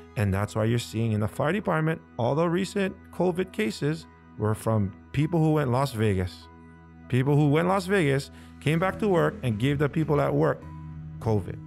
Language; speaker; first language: English; native; English